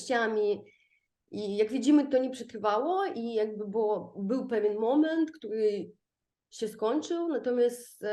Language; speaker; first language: Polish; non-native, fluent; Ukrainian